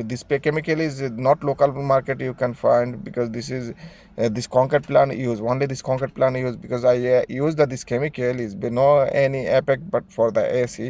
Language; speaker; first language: English; non-native, learner; Bangla